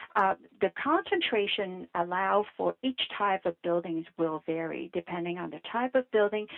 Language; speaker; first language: English; non-native, fluent; Vietnamese